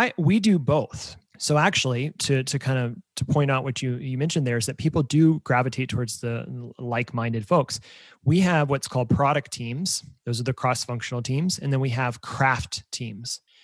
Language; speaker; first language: English; native; English